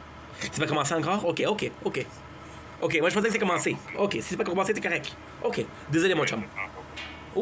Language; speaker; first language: French; native; French